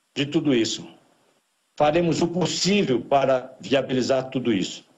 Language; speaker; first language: Portuguese; native; Portuguese